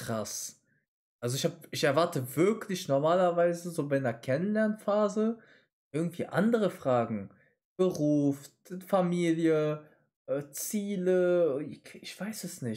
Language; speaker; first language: German; native; German